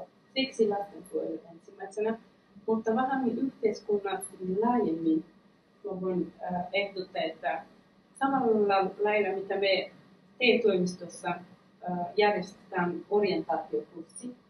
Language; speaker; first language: Finnish; non-native, fluent; Persian